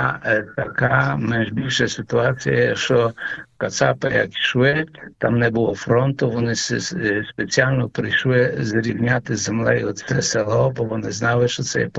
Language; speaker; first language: Ukrainian; early bilingual, heritage; Ukrainian